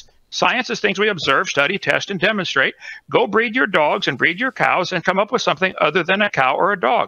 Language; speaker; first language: English; native; English